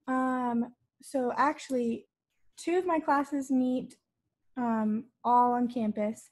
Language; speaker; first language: English; native; English